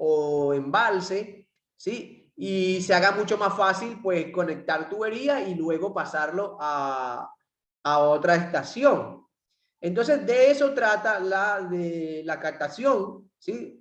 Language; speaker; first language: Spanish; native; Spanish